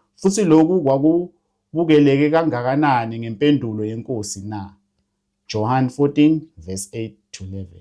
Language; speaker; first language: Zulu; non-native, local second language; Swati